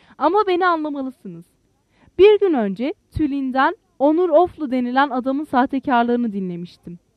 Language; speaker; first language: Turkish; native; Turkish